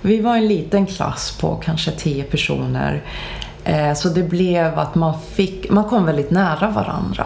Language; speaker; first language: Swedish; early bilingual, other home language; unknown